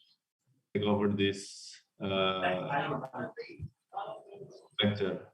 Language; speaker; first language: English; non-native, learner; Indonesian